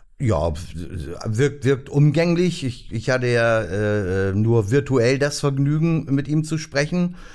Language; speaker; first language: German; native; German